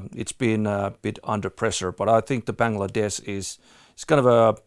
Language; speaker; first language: English; non-native, fluent; Finnish